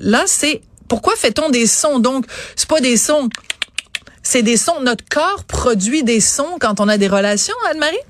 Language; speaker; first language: French; native; French